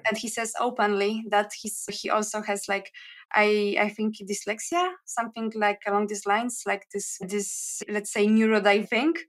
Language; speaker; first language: English; non-native, fluent; Polish